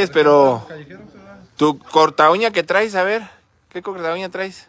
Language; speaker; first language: Spanish; native; Spanish